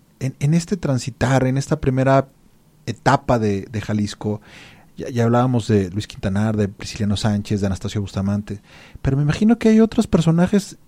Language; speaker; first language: Spanish; native; Spanish